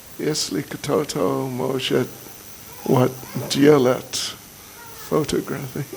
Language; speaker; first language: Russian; non-native, learner; English